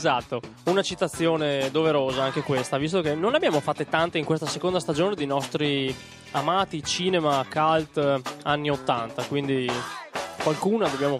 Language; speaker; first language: Italian; native; Italian